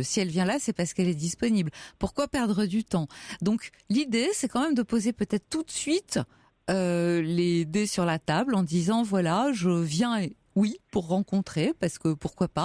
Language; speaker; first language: French; native; French